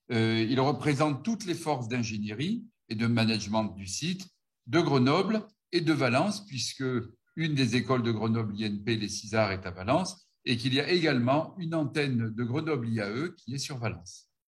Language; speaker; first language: French; native; French